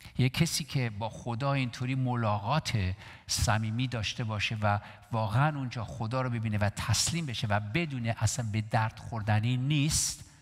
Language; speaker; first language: Persian; non-native, local second language; Armenian